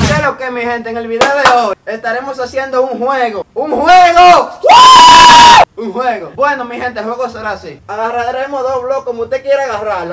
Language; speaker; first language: Spanish; native; Spanish